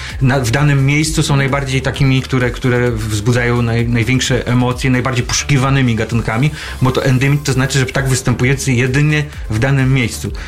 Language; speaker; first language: Polish; native; Polish